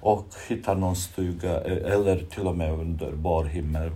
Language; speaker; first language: Swedish; non-native, fluent; Bosnian